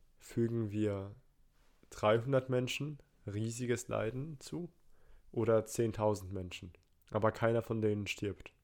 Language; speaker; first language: German; early bilingual, other home language; Turkish